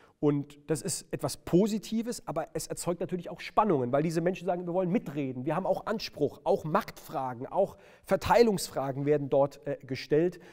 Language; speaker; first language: German; native; German